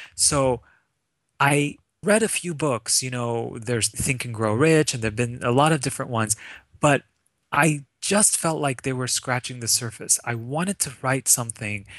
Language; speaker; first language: English; early bilingual, other home language; Arabic